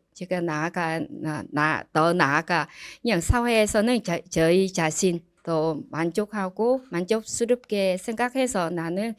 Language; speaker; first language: Korean; non-native, learner; Vietnamese